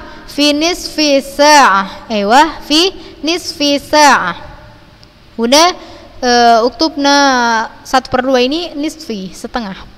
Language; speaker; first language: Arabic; non-native, fluent; Indonesian